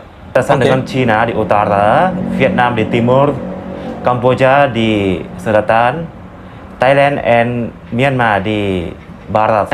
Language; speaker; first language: Indonesian; non-native, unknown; Lao